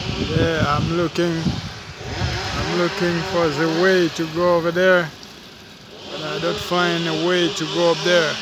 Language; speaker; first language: English; non-native, fluent; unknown